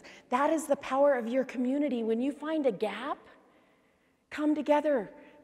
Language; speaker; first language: English; native; English